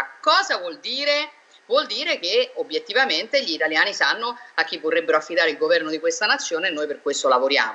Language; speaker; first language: Italian; native; Italian